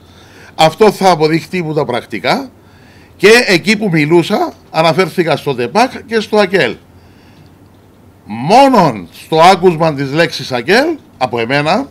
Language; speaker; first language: Greek; native; Greek